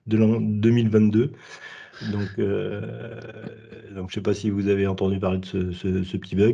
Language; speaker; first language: French; native; French